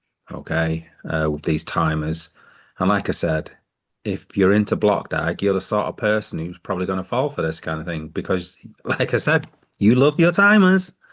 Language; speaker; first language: English; native; English